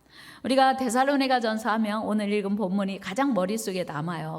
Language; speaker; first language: Korean; native; Korean